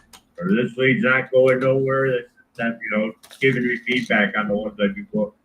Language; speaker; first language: English; native; English